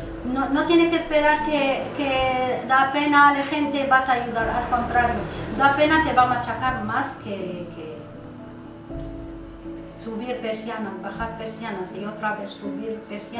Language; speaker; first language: Spanish; non-native, local second language; Arabic